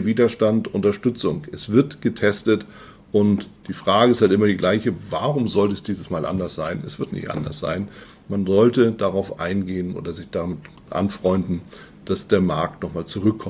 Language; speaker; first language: German; native; German